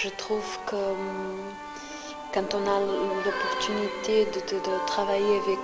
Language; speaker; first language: French; non-native, fluent; Portuguese